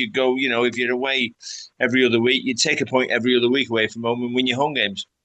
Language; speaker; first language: English; native; English